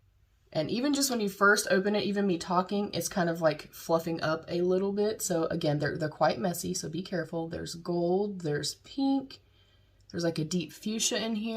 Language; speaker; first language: English; native; English